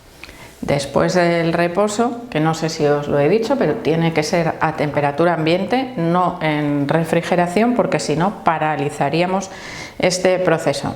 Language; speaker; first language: Spanish; native; Spanish